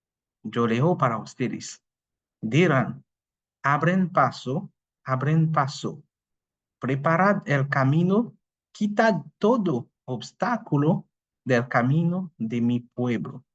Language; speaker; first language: Spanish; non-native, fluent; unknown